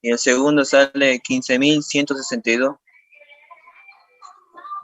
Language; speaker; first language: Spanish; native; Spanish